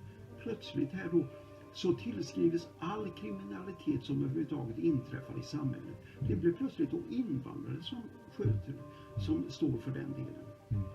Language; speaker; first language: Swedish; native; Swedish